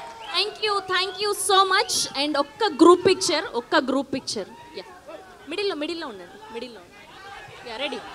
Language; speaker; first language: Telugu; native; Telugu